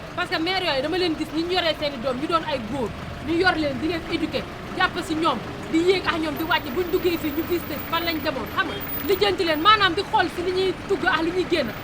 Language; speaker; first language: Wolof; native; Wolof